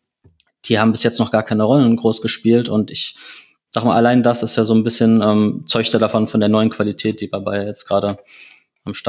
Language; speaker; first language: German; native; German